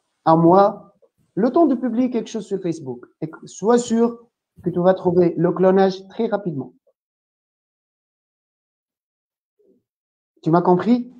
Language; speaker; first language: French; non-native, local second language; Arabic